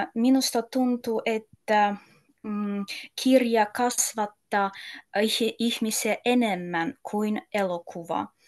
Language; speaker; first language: Finnish; non-native, learner; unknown